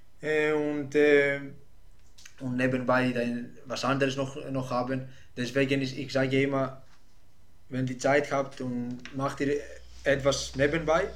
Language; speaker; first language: German; non-native, fluent; Greek